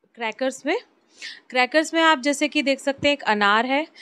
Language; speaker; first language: Hindi; native; Hindi